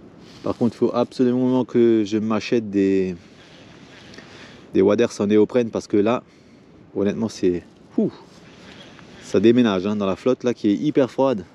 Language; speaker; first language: French; native; French